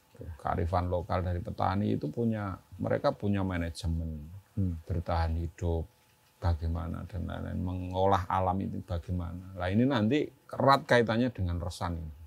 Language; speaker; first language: Indonesian; non-native, local second language; Javanese